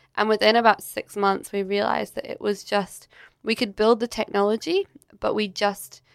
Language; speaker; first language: English; native; English